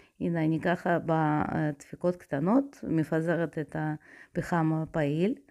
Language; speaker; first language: Hebrew; non-native, fluent; Russian